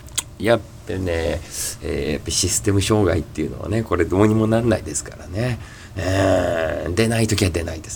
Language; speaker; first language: Japanese; native; Japanese